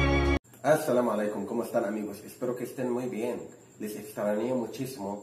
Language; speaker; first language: Spanish; non-native, fluent; Arabic